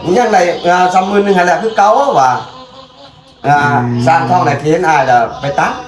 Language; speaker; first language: Thai; non-native, local second language; Lao